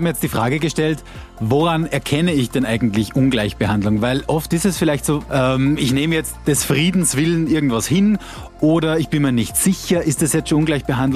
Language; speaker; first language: German; native; German